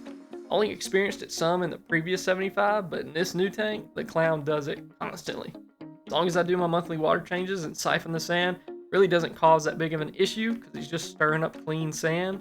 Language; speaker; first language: English; native; English